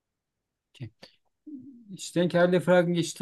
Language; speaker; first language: German; non-native, learner; Turkish